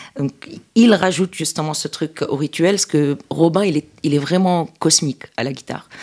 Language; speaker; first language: French; non-native, local second language; Arabic